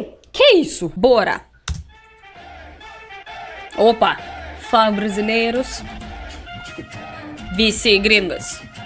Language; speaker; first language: Portuguese; non-native, learner; Russian